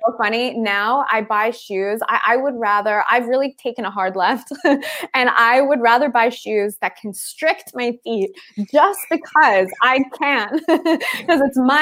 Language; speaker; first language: English; native; English